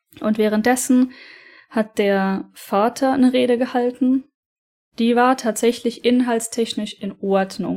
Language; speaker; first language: German; native; German